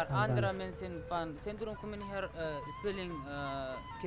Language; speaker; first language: Dutch; non-native, learner; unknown